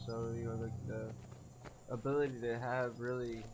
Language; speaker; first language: English; native; English